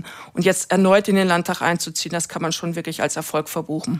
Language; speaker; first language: German; native; German